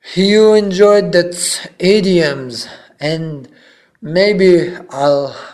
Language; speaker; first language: English; non-native, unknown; Persian